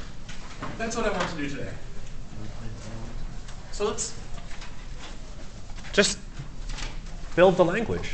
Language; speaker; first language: English; native; English